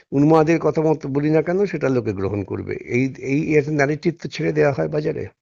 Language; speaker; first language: Bangla; native; Bangla